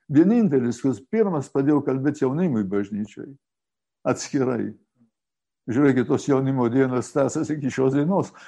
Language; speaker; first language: Lithuanian; early bilingual, heritage; Lithuanian